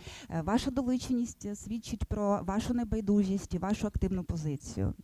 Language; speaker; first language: Ukrainian; native; Ukrainian